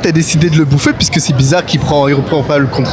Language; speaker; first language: French; native; French